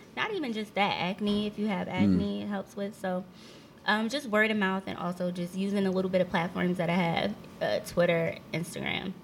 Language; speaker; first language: English; native; English